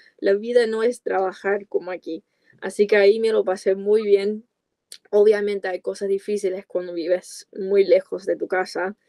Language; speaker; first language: Spanish; non-native, fluent; English